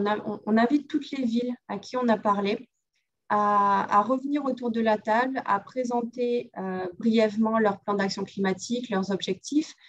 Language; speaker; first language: French; native; French